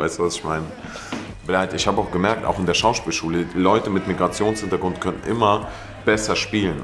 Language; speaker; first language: German; early bilingual, other home language; Russian